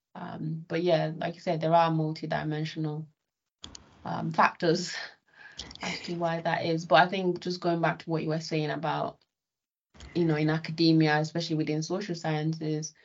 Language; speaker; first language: English; non-native, local second language; Yoruba